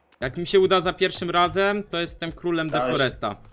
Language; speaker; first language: Polish; native; Polish